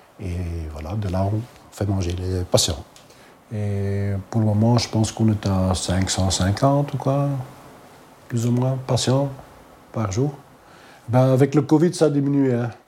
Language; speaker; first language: French; non-native, local second language; Dutch